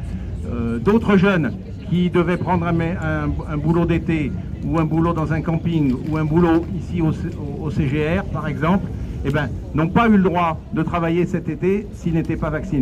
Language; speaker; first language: French; native; French